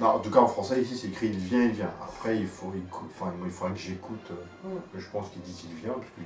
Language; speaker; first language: French; native; French